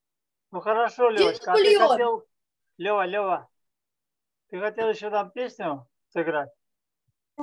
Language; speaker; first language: Russian; native; Russian